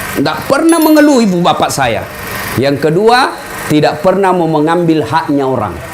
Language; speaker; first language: Indonesian; non-native, local second language; Buginese